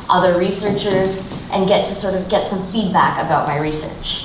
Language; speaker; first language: English; native; English